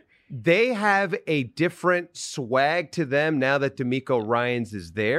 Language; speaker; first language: English; native; English